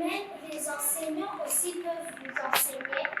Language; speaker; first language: French; non-native, learner; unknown